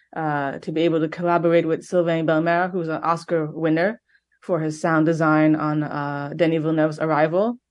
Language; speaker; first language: English; native; English